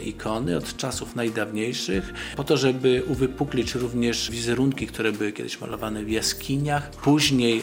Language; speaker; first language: Polish; native; Polish